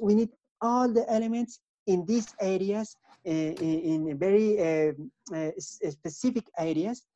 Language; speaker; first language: English; non-native, learner; Spanish